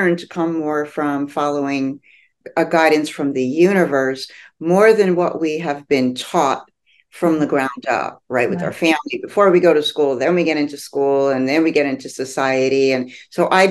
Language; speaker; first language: English; native; English